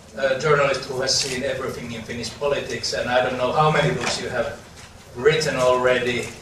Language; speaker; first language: English; non-native, fluent; Finnish